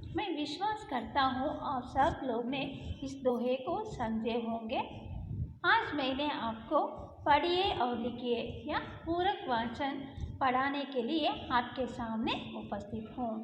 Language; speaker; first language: Hindi; non-native, local second language; Kannada